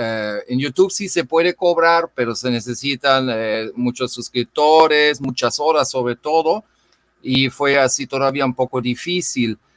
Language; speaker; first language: Spanish; non-native, fluent; German